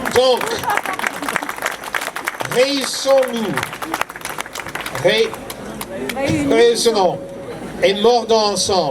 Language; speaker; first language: French; non-native, fluent; English